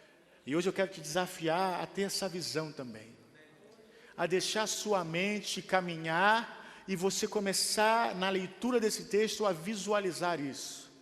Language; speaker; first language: Portuguese; native; Portuguese